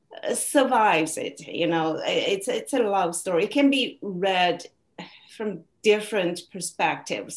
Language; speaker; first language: English; non-native, fluent; Chinese